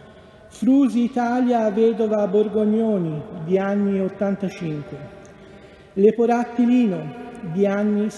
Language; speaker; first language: Italian; native; Italian